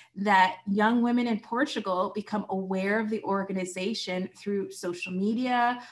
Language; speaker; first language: English; native; English